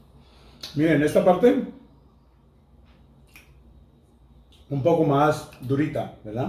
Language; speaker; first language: Spanish; native; Spanish